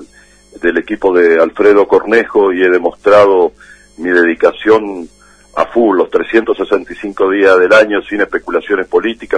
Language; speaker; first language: Spanish; native; Spanish